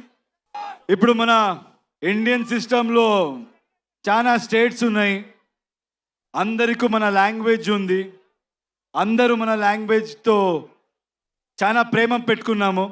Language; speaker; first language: Telugu; non-native, fluent; Kannada